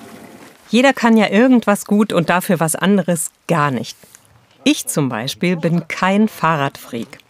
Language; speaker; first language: German; native; German